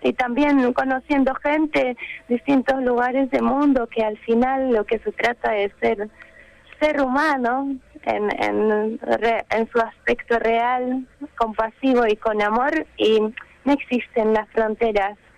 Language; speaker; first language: Spanish; non-native, fluent; Slovak